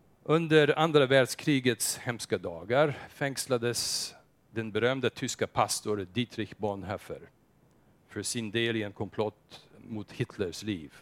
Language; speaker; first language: Swedish; non-native, fluent; English